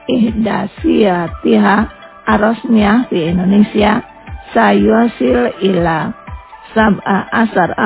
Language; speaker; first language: Arabic; non-native, learner; Indonesian